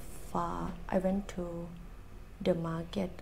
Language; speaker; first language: English; non-native, learner; Thai